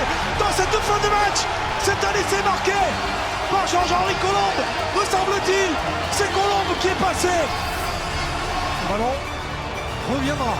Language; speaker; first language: French; native; French